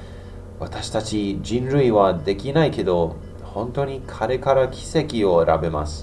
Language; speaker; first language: Japanese; non-native, learner; English